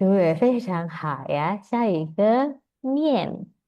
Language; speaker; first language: Chinese; non-native, fluent; Indonesian